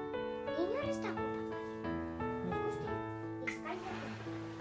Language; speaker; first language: Basque; non-native, local second language; Spanish